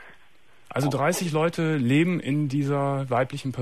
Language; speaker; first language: German; native; German